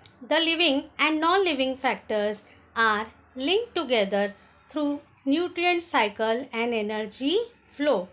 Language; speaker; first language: English; non-native, local second language; Marathi